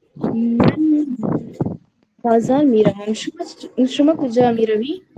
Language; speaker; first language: Persian; non-native, learner; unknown